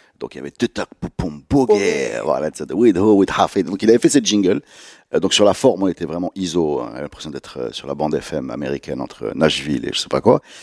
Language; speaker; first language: French; non-native, local second language; Arabic